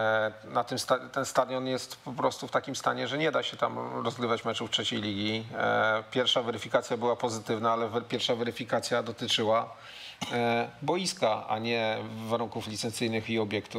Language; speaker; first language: Polish; native; Polish